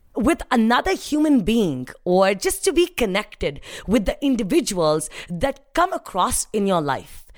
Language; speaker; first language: English; non-native, local second language; Hindi